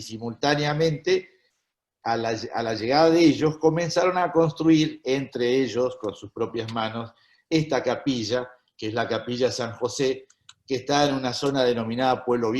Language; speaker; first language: Spanish; native; Spanish